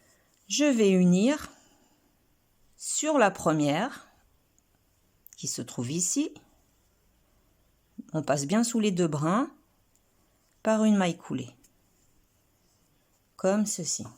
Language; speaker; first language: French; native; French